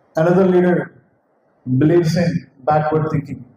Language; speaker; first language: English; non-native, local second language; Telugu